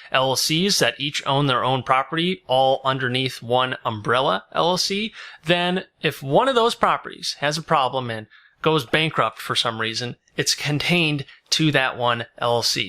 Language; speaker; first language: English; native; English